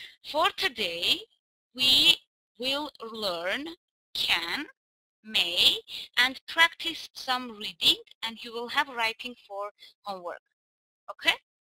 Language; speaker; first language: English; non-native, fluent; Armenian